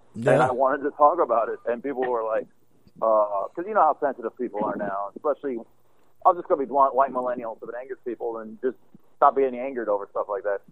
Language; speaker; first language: English; native; English